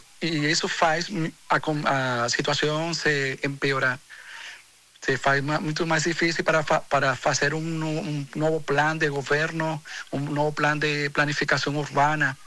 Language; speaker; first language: Portuguese; non-native, fluent; Spanish